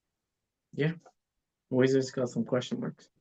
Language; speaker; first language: English; native; English